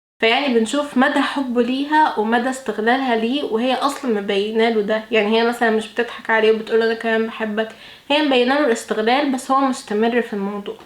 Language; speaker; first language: Arabic; native; Arabic